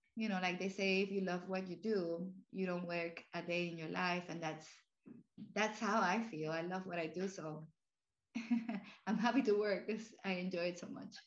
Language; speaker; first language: English; non-native, fluent; Spanish